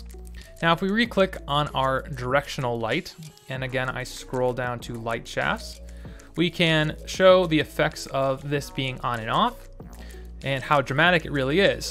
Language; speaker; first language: English; native; English